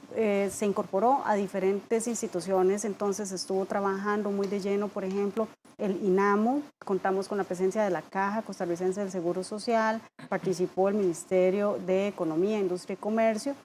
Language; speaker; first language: Spanish; native; Spanish